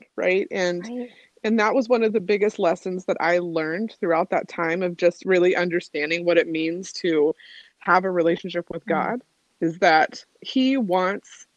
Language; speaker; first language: English; native; English